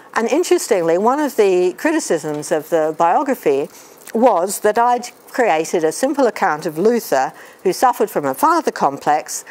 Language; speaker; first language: English; native; English